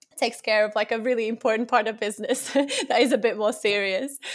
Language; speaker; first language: English; non-native, fluent; Latvian